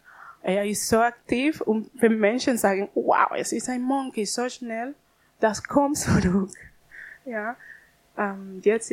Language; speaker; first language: German; non-native, learner; Spanish